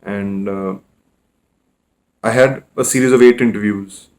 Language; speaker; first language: English; non-native, local second language; Hindi